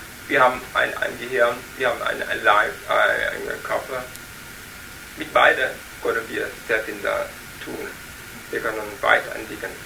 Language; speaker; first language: German; non-native, learner; Vietnamese